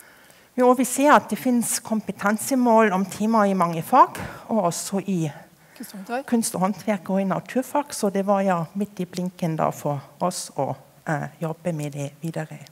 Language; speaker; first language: Norwegian; non-native, fluent; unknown